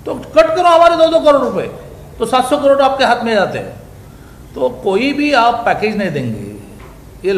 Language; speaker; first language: Hindi; non-native, local second language; Marathi